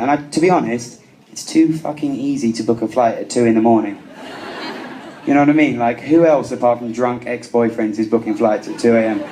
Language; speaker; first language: English; native; English